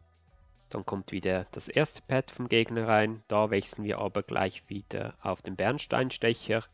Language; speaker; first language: German; native; German